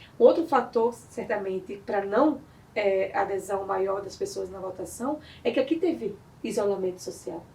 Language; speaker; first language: Portuguese; native; Portuguese